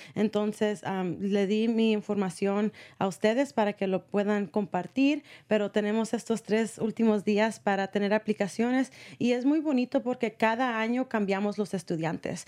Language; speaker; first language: Spanish; early bilingual, heritage; Spanish